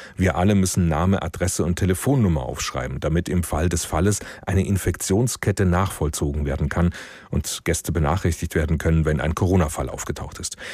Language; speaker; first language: German; native; German